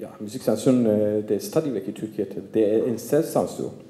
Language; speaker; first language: Danish; non-native, fluent; Turkish